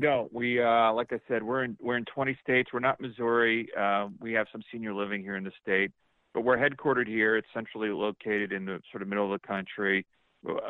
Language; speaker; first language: English; native; English